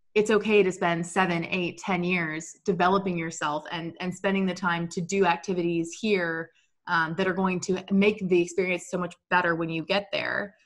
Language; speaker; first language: English; native; English